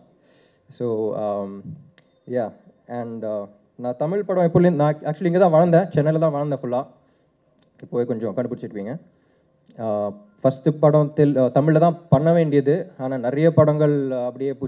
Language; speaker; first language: Tamil; non-native, local second language; Telugu